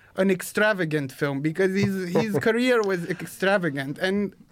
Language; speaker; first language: English; non-native, fluent; Romanian